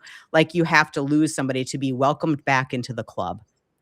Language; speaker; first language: English; native; English